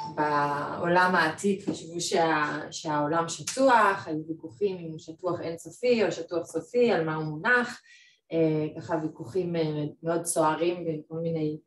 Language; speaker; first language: Hebrew; non-native, fluent; French